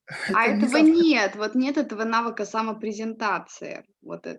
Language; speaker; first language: Russian; native; Russian